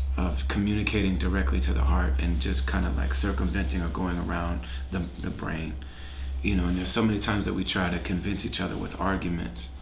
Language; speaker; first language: English; native; English